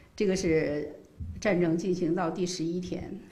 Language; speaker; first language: Chinese; native; Chinese